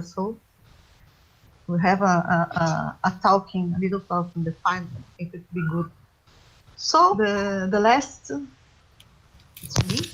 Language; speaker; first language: English; non-native, learner; Portuguese